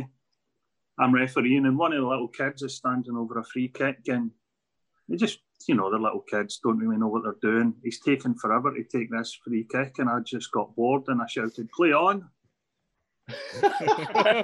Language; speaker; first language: English; native; English